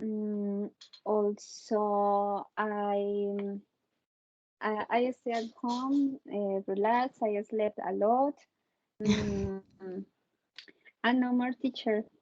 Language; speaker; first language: English; non-native, learner; Spanish